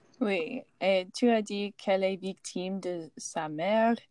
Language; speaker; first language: French; non-native, learner; English